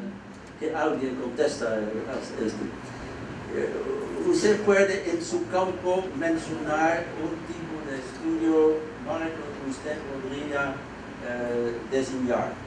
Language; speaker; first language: Spanish; non-native, fluent; Dutch